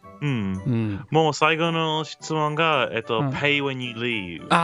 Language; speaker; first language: Japanese; non-native, learner; English